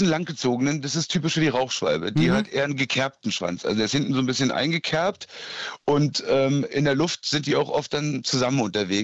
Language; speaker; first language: German; native; German